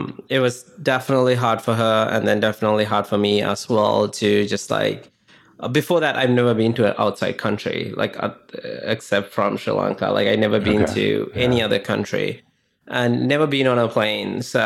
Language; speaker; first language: English; non-native, local second language; Sinhala